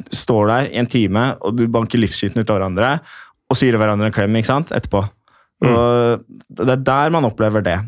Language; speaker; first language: Norwegian; native; Norwegian